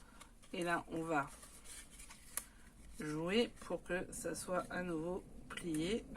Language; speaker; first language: French; native; French